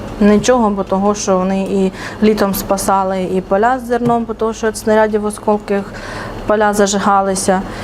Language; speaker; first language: Ukrainian; non-native, local second language; Russian